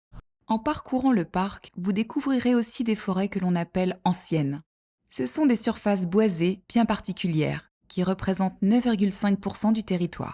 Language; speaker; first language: French; native; French